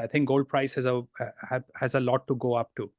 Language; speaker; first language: English; non-native, fluent; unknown